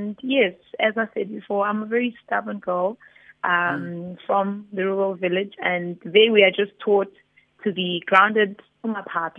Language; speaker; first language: English; non-native, local second language; Zulu